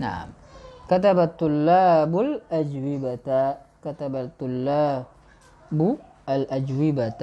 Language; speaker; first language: Arabic; non-native, fluent; Indonesian